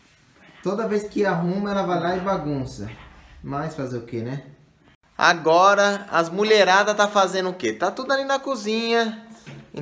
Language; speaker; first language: Portuguese; native; Portuguese